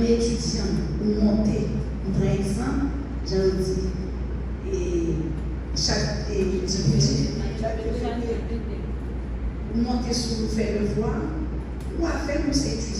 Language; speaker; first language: French; non-native, local second language; Haitian Creole